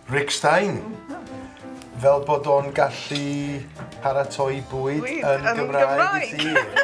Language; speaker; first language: Welsh; native; Welsh